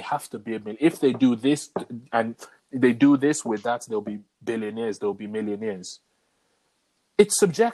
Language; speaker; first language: English; native; English